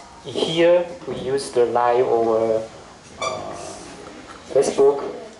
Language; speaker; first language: English; non-native, learner; Chinese